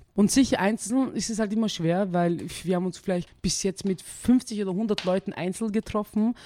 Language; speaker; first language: German; early bilingual, other home language; Turkish